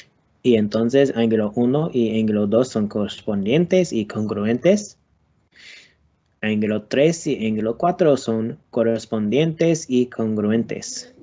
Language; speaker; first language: Spanish; non-native, learner; English